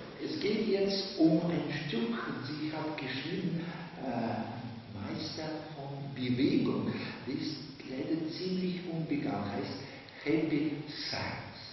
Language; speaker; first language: German; non-native, learner; Russian